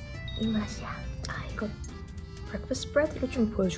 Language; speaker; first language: Korean; early bilingual, other home language; English